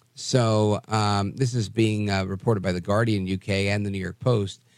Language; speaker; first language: English; native; English